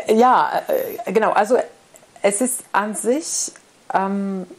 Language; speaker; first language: German; non-native, fluent; Arabic